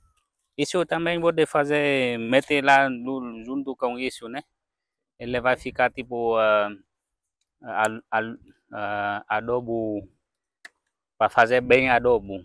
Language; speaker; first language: Portuguese; non-native, learner; Vietnamese